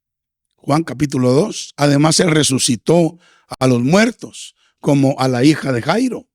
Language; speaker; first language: Spanish; native; Spanish